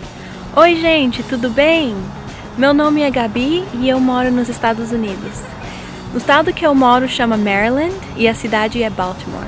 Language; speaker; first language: Portuguese; early bilingual, heritage; Portuguese